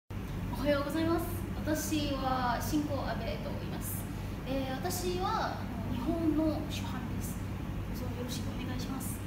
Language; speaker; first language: Japanese; non-native, learner; Malay